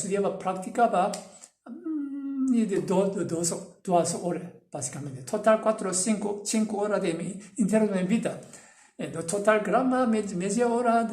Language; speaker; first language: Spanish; non-native, learner; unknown